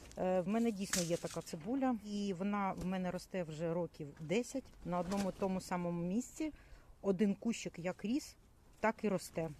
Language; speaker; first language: Ukrainian; native; Ukrainian